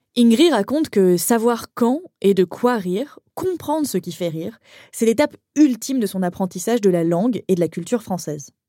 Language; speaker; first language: French; native; French